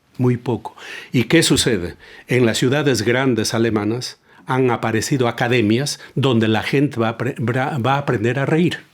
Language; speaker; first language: Spanish; native; Spanish